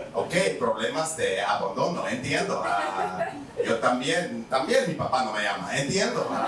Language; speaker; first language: Spanish; non-native, fluent; English